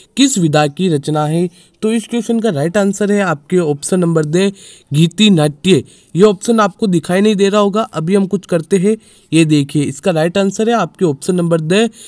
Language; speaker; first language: Hindi; native; Hindi